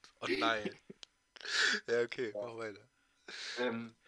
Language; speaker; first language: German; native; German